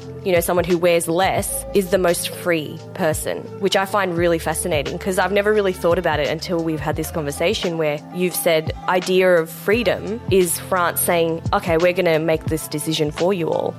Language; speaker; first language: English; non-native, local second language; Memoni